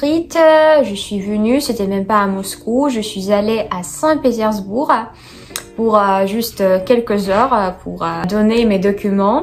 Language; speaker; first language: French; non-native, fluent; Russian